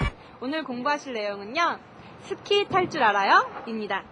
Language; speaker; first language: Korean; native; Korean